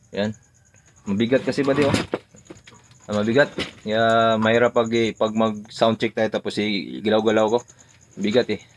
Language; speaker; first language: Filipino; non-native, local second language; Cebuano